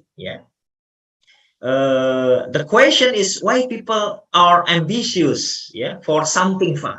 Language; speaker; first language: English; non-native, fluent; Indonesian